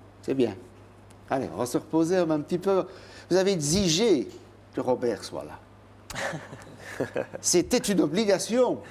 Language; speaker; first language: French; native; French